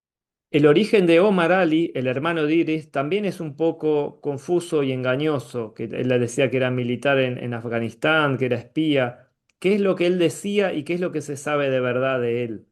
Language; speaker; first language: Spanish; native; Spanish